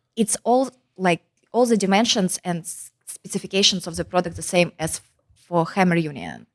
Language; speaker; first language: English; non-native, fluent; Kazakh